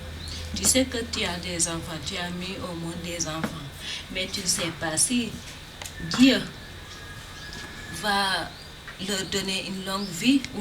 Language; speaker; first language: French; non-native, learner; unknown